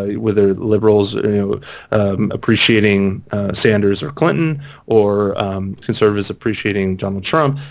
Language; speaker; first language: English; native; English